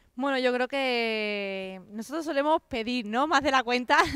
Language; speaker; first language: Spanish; native; Spanish